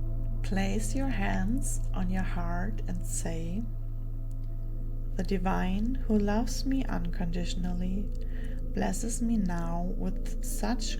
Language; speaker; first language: English; non-native, fluent; German